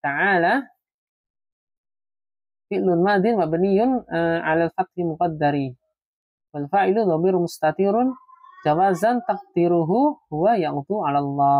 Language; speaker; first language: Arabic; non-native, fluent; Indonesian